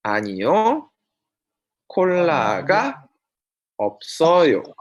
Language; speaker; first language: Korean; non-native, fluent; Indonesian